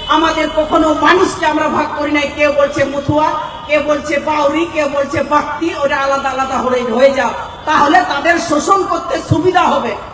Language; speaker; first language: Bangla; non-native, local second language; Santali